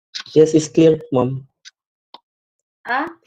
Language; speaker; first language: English; non-native, learner; Indonesian